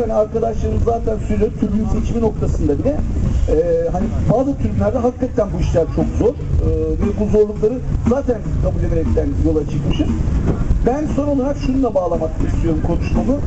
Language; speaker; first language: Turkish; native; Turkish